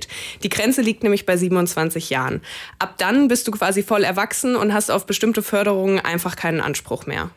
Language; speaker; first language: German; native; German